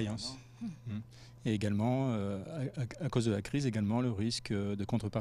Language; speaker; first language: French; native; French